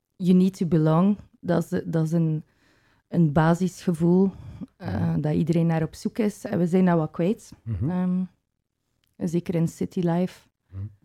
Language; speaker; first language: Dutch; native; Dutch